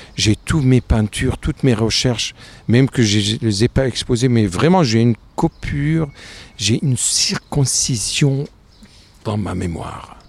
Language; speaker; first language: French; non-native, fluent; Arabic